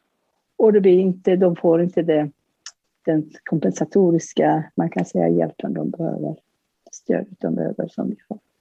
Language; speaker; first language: Swedish; non-native, fluent; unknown